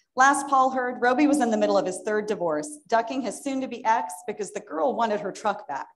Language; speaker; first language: English; native; English